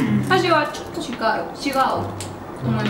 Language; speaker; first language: Japanese; non-native, learner; Spanish